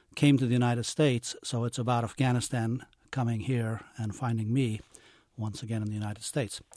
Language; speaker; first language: English; early bilingual, heritage; English